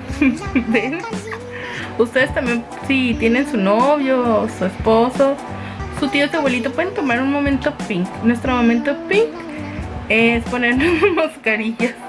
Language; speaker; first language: Spanish; native; Spanish